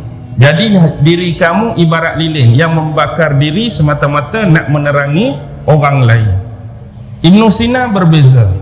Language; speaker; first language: Malay; native; Malay